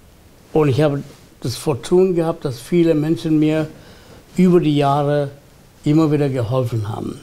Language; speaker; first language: German; non-native, fluent; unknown